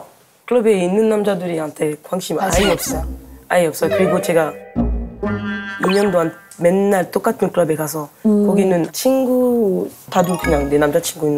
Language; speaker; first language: Korean; non-native, learner; French